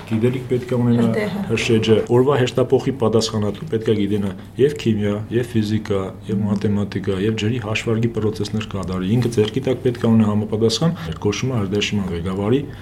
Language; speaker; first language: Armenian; native; Armenian